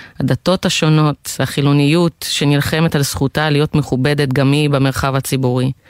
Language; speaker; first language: Hebrew; non-native, fluent; Russian